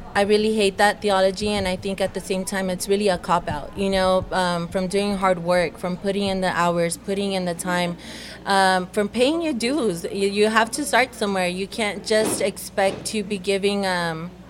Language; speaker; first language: English; early bilingual, other home language; Spanish